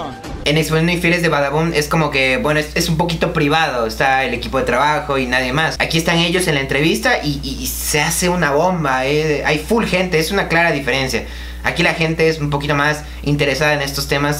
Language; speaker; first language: Spanish; native; Spanish